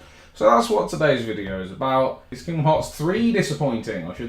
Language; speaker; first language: English; native; English